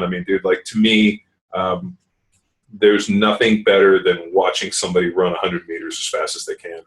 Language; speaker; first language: English; native; English